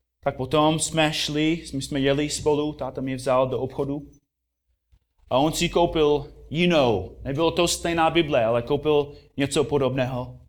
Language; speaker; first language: Czech; non-native, fluent; English